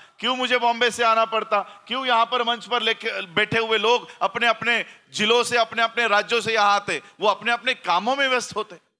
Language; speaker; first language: Hindi; native; Hindi